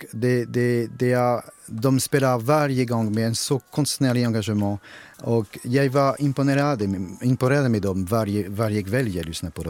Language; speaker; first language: Swedish; non-native, fluent; French